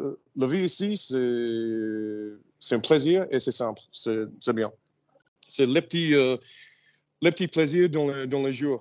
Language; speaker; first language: French; non-native, learner; English